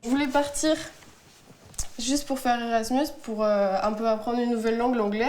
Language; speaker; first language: French; native; French